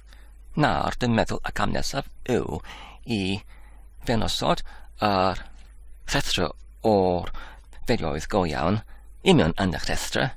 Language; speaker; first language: Welsh; non-native, learner; English